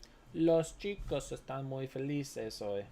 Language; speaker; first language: Spanish; non-native, learner; English